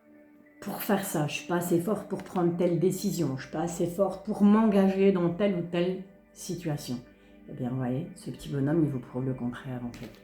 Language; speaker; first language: French; native; French